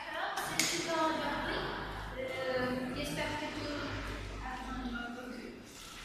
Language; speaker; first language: French; non-native, learner; Spanish